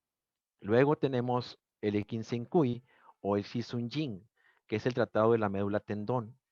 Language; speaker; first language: Spanish; native; Spanish